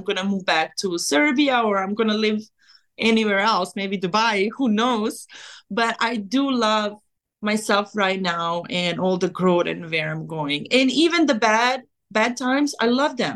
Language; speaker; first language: English; non-native, fluent; Serbian